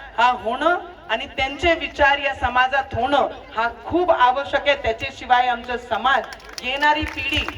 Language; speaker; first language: Marathi; non-native, local second language; Punjabi